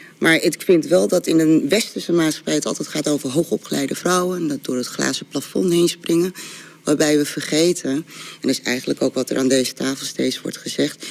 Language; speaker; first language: Dutch; early bilingual, other home language; Korean